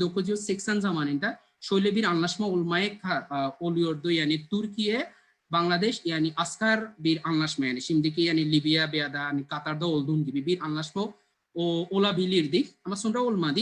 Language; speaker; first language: Turkish; non-native, fluent; Bangla